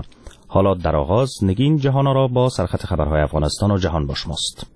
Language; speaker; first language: Persian; native; Persian